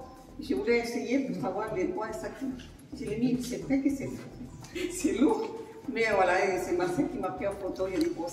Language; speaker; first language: French; non-native, fluent; Spanish